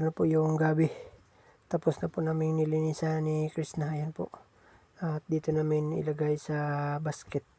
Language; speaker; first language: Filipino; non-native, local second language; Cebuano